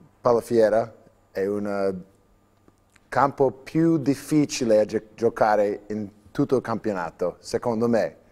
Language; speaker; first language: Italian; non-native, learner; English